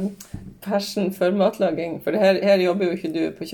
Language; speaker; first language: Norwegian; native; Norwegian